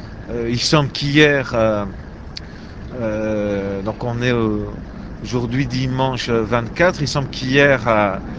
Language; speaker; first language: French; native; French